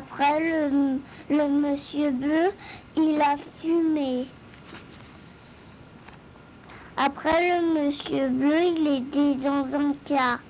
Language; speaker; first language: French; early bilingual, other home language; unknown